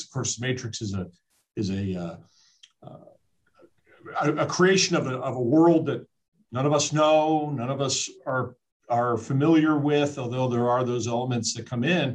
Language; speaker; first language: English; native; English